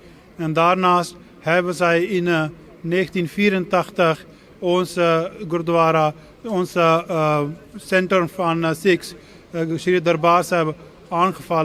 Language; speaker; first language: Dutch; non-native, fluent; Punjabi